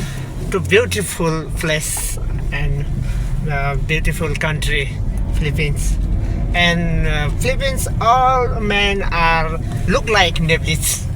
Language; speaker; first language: English; non-native, learner; Nepali